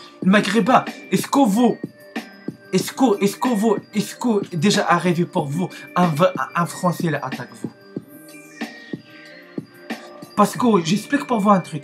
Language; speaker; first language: French; non-native, learner; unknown